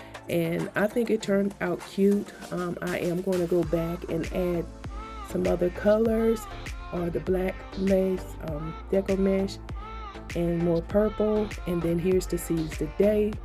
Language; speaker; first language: English; native; English